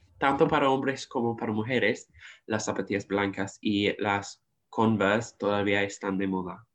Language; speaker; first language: Spanish; non-native, learner; English